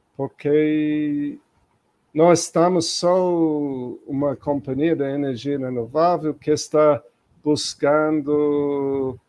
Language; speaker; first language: Portuguese; non-native, fluent; English